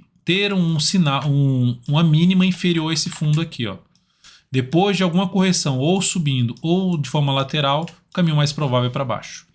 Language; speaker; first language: Portuguese; native; Portuguese